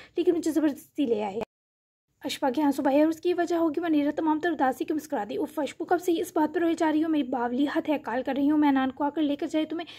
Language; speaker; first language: Urdu; native; Urdu